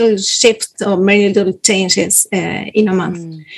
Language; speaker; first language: English; non-native, learner; Spanish